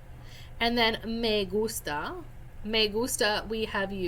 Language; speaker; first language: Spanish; non-native, fluent; English